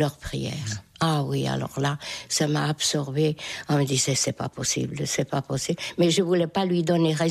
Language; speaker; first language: French; non-native, fluent; Hungarian